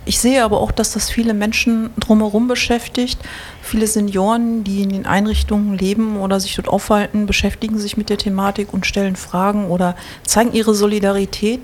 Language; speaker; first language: German; native; German